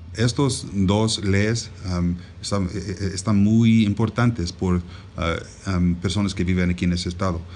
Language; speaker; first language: Spanish; non-native, learner; English